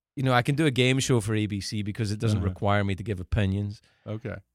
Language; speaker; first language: English; native; English